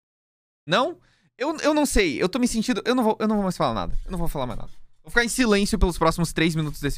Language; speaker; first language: Portuguese; native; Portuguese